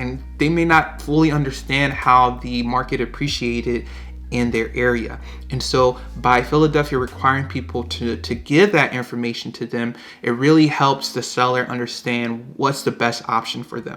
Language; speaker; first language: English; native; English